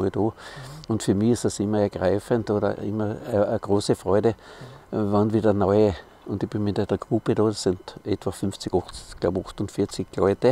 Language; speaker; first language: German; native; German